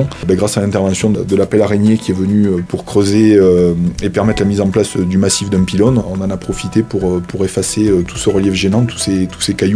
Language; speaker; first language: French; native; French